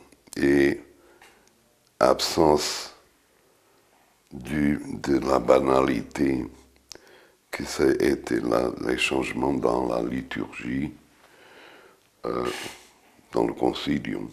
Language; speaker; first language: French; non-native, fluent; Portuguese